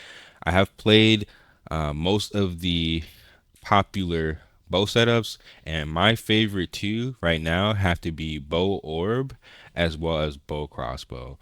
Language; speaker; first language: English; native; English